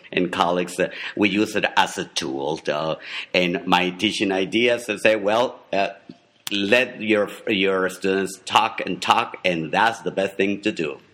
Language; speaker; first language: English; non-native, fluent; Spanish